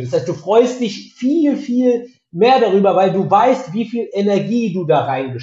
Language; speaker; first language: German; native; German